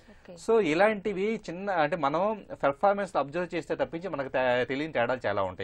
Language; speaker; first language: Telugu; native; Telugu